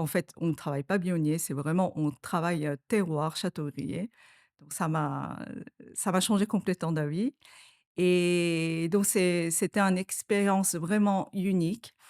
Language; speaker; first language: French; non-native, fluent; Korean